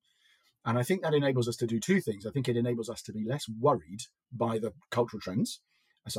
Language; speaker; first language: English; native; English